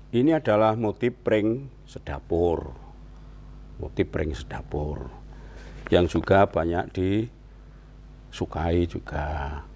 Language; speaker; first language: Indonesian; non-native, local second language; Javanese